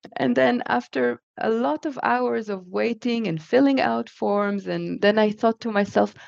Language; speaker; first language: English; non-native, fluent; Hebrew